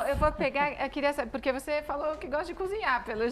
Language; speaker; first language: Portuguese; native; Portuguese